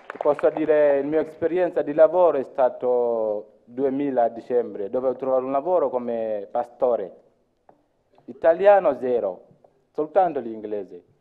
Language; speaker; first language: Italian; non-native, learner; Luo (Kenya and Tanzania)